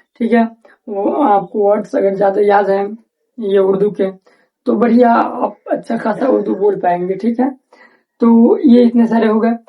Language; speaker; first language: Urdu; native; Urdu